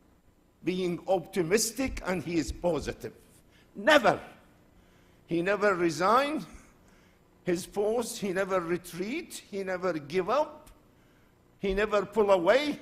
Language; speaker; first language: English; non-native, fluent; Arabic